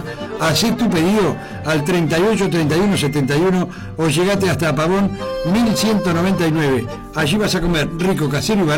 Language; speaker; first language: Spanish; native; Spanish